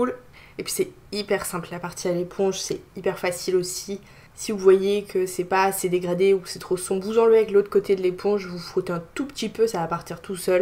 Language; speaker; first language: French; native; French